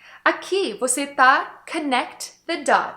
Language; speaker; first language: Portuguese; non-native, fluent; English